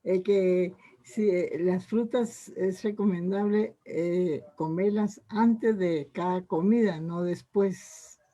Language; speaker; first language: Spanish; native; Spanish